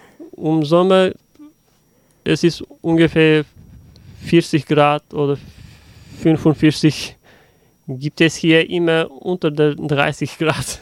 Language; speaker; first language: German; non-native, learner; Uzbek